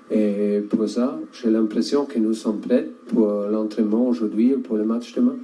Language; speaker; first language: French; non-native, learner; German